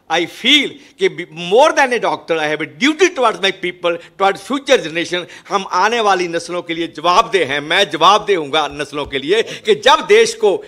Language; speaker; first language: Hindi; non-native, local second language; Punjabi